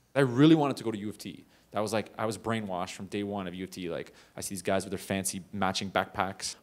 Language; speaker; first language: English; native; English